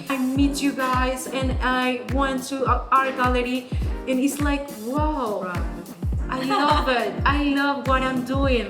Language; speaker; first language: English; non-native, fluent; Spanish